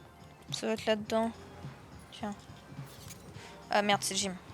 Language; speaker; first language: French; native; French